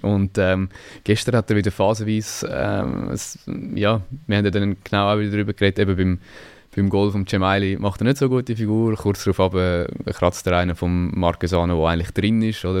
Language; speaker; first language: German; native; German